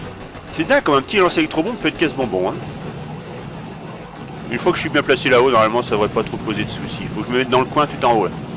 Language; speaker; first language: French; native; French